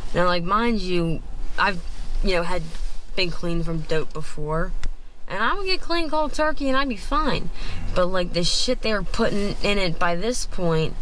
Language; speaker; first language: English; native; English